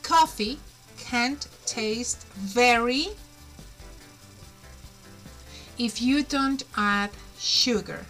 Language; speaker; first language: English; non-native, fluent; Spanish